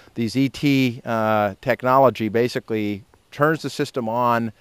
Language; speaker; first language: English; native; English